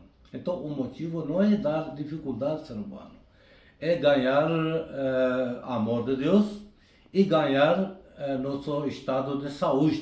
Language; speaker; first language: Portuguese; non-native, fluent; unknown